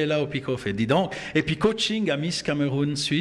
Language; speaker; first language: French; native; French